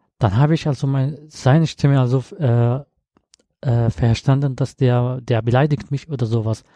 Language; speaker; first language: German; non-native, learner; Arabic